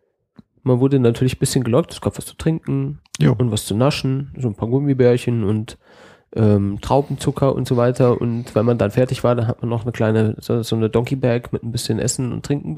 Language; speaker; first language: German; native; German